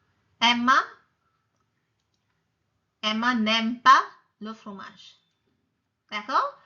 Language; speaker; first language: French; non-native, fluent; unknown